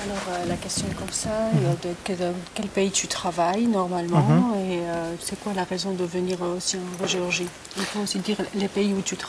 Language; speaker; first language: French; non-native, learner; Georgian